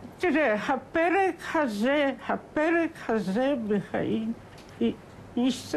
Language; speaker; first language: Hebrew; non-native, fluent; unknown